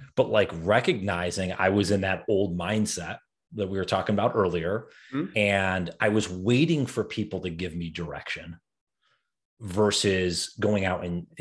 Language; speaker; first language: English; native; English